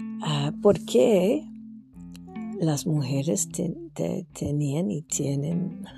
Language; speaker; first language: Spanish; non-native, fluent; French